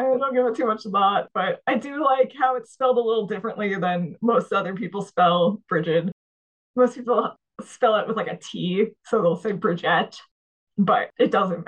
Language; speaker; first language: English; native; English